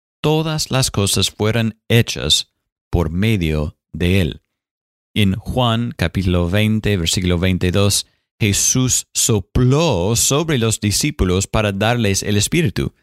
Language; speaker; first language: Spanish; non-native, fluent; English